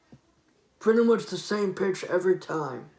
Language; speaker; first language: English; native; English